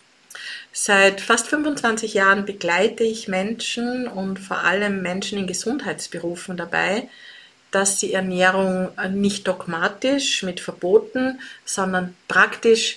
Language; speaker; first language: German; native; German